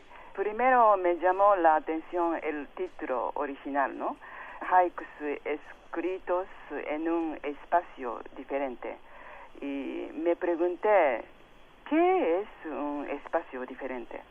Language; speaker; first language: Spanish; non-native, fluent; Japanese